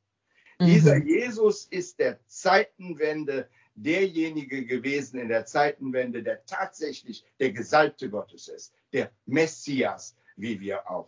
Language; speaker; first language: German; native; German